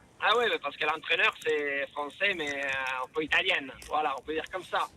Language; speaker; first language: French; non-native, fluent; Italian